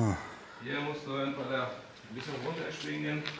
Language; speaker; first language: German; non-native, fluent; Persian